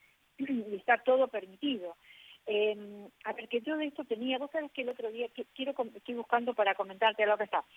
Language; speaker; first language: Spanish; native; Spanish